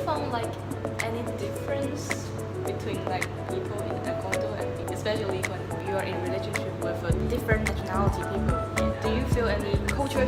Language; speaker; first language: English; non-native, fluent; Chinese